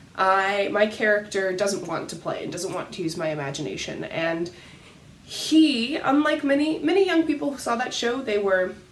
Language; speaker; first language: English; native; English